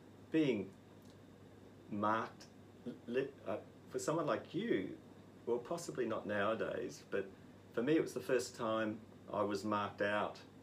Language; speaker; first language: English; native; English